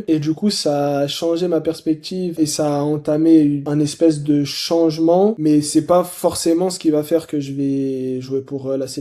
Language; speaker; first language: French; native; French